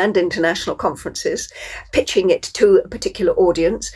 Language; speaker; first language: English; native; English